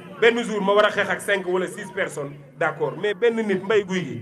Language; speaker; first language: Wolof; native; Wolof